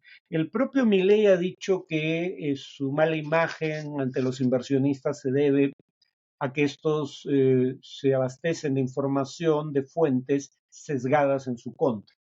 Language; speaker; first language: Spanish; native; Spanish